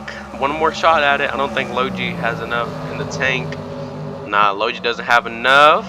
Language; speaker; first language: English; native; English